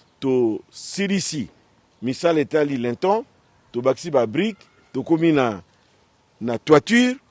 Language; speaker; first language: Lingala; native; Lingala